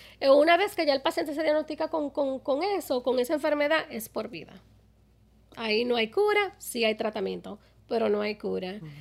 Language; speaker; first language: Spanish; early bilingual, other home language; English